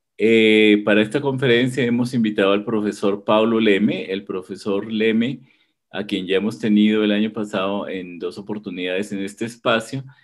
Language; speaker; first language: Spanish; native; Spanish